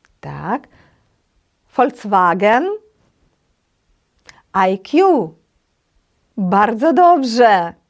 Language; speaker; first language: Polish; non-native, fluent; Ukrainian